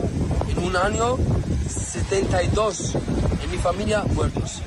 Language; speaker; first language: Spanish; non-native, learner; Arabic